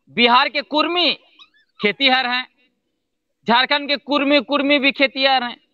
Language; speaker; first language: Hindi; non-native, local second language; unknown